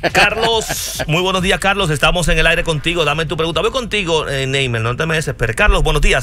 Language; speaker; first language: Spanish; native; Spanish